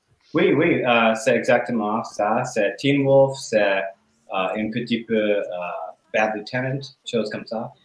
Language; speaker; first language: French; non-native, learner; English